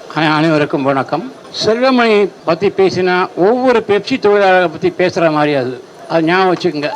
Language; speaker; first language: Tamil; native; Tamil